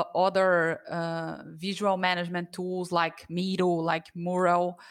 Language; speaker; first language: English; non-native, fluent; Portuguese